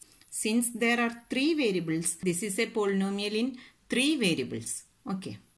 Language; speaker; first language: English; non-native, local second language; Malayalam